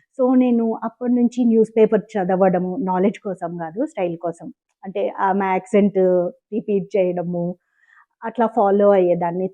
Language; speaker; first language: Telugu; native; Telugu